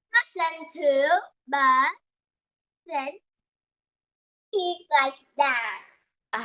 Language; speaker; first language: English; non-native, learner; Vietnamese